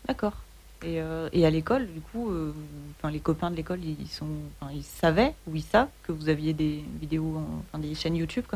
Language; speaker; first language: French; native; French